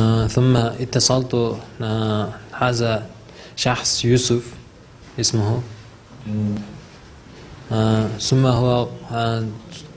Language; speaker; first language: Arabic; non-native, learner; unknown